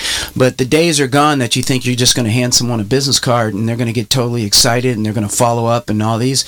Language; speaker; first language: English; native; English